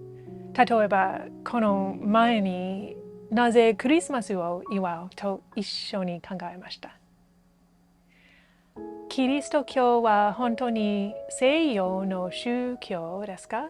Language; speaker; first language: Japanese; non-native, learner; English